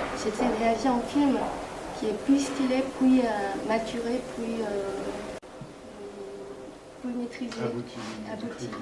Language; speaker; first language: French; non-native, fluent; Korean